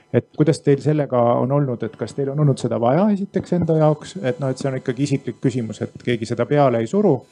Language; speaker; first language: Estonian; native; Estonian